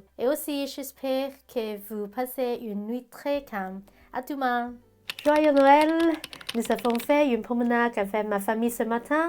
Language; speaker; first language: French; non-native, learner; Cantonese